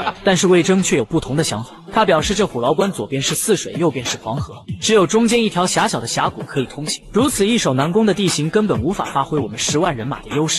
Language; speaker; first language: Chinese; native; Chinese